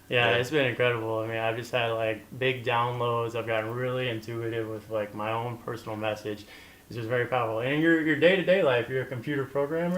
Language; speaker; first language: English; native; English